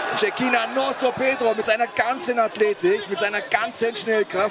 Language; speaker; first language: German; native; German